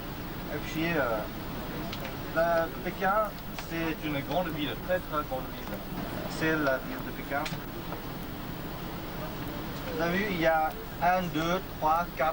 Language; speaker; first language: French; non-native, learner; Chinese